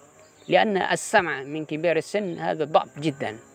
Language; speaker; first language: Arabic; non-native, fluent; Indonesian